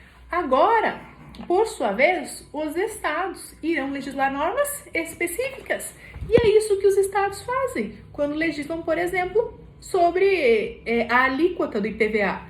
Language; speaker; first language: Portuguese; native; Portuguese